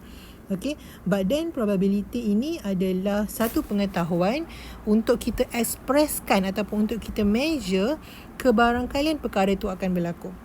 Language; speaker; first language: Malay; native; Malay